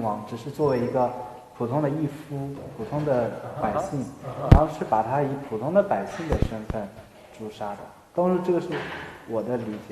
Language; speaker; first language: Chinese; native; Chinese